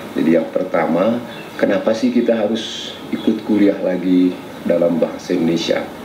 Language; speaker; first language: Indonesian; non-native, local second language; Sundanese